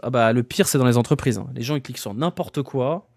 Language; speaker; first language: French; native; French